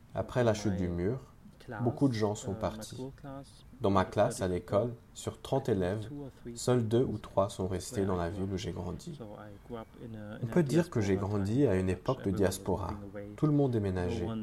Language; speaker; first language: French; non-native, fluent; German